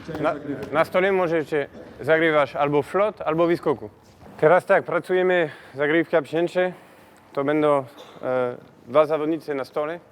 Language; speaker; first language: Polish; non-native, learner; French